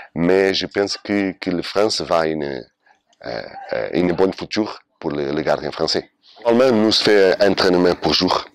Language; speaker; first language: French; non-native, learner; Portuguese